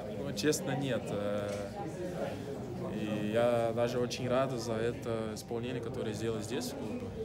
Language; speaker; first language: Russian; non-native, fluent; Portuguese